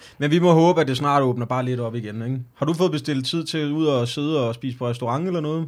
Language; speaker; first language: Danish; native; Danish